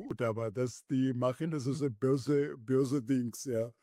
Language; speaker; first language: German; non-native, learner; Georgian